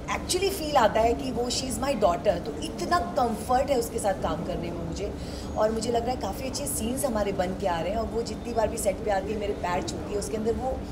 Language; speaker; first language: Hindi; native; Hindi